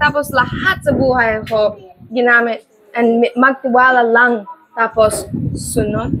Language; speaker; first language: Filipino; non-native, learner; English